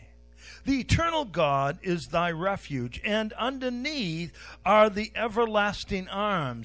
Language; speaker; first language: English; native; English